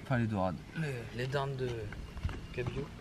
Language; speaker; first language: French; native; French